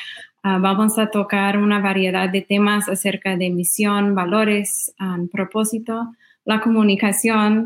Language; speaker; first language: Spanish; non-native, fluent; English